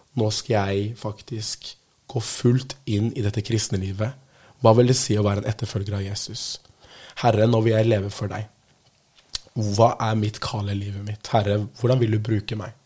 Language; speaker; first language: Norwegian; native; Norwegian